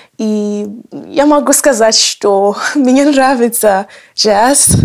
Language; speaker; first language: Russian; non-native, learner; English